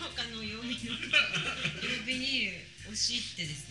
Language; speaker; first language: Japanese; native; Japanese